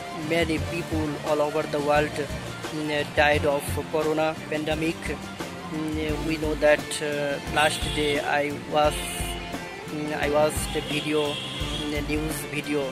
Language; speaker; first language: English; non-native, learner; Bangla